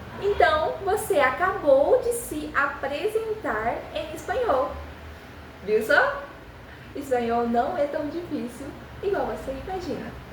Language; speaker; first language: Portuguese; early bilingual, other home language; Spanish